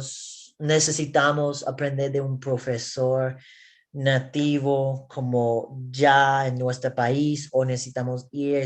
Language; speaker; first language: Spanish; non-native, learner; English